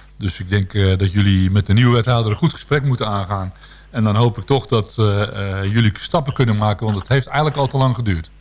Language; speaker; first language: Dutch; native; Dutch